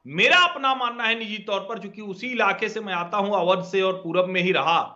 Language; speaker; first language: Hindi; native; Hindi